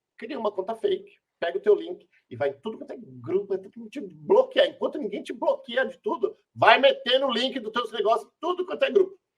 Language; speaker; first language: Portuguese; native; Portuguese